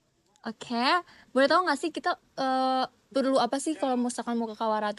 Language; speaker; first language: Indonesian; native; Indonesian